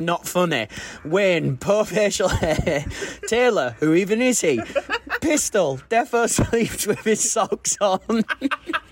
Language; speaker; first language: English; native; English